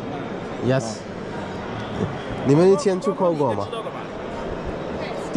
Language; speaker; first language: Chinese; non-native, learner; Bangla